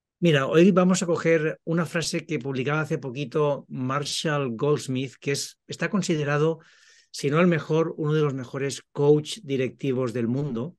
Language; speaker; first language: Spanish; native; Spanish